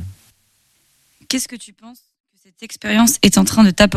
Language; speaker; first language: French; native; French